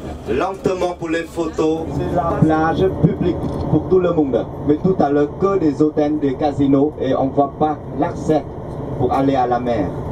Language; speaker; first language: French; non-native, fluent; Vietnamese